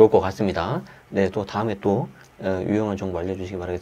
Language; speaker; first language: Korean; native; Korean